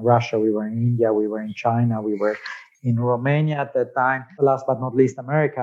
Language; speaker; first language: English; non-native, fluent; German